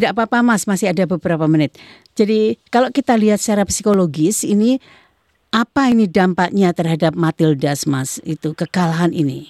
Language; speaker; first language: Indonesian; native; Indonesian